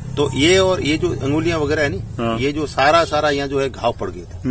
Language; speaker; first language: Hindi; native; Hindi